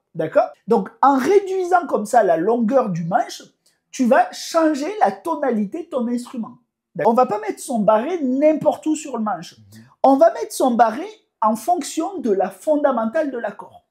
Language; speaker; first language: French; native; French